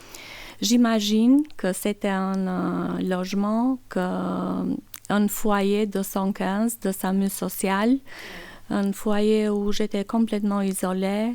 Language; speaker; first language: French; non-native, learner; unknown